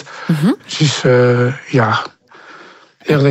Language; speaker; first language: Dutch; non-native, local second language; French